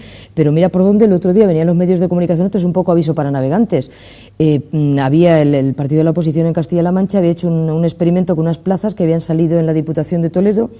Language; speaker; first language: Spanish; native; Spanish